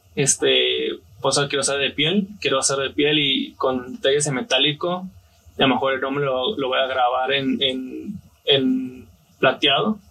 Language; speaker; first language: Spanish; native; Spanish